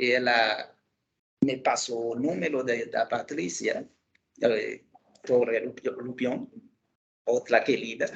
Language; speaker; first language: Portuguese; non-native, local second language; Haitian Creole